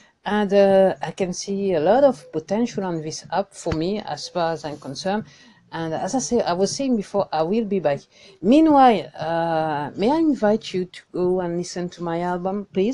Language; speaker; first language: English; non-native, fluent; French